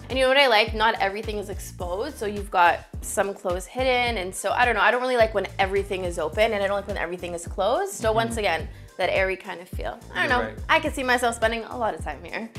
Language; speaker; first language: English; native; English